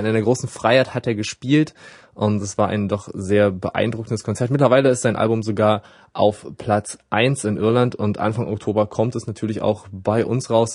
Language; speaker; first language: German; native; German